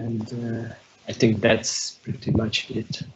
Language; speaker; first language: English; non-native, fluent; Hungarian